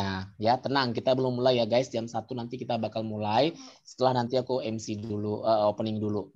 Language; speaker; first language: Indonesian; native; Indonesian